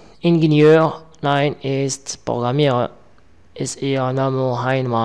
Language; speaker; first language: German; non-native, learner; Arabic